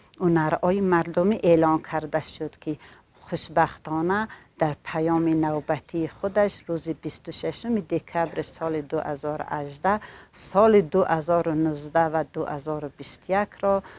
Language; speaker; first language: Tajik; non-native, local second language; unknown